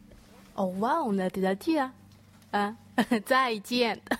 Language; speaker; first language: French; non-native, learner; Chinese